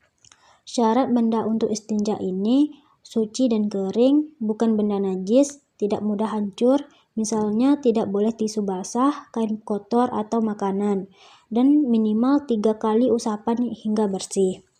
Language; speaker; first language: Indonesian; native; Indonesian